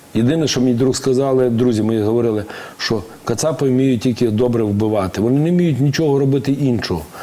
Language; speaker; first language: Ukrainian; native; Ukrainian